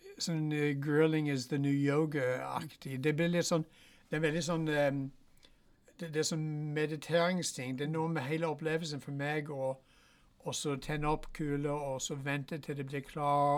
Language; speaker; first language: Norwegian; non-native, fluent; English